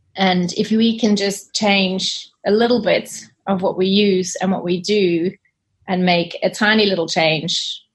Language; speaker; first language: English; native; English